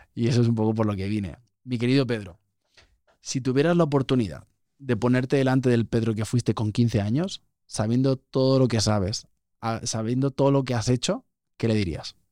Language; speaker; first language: Spanish; native; Spanish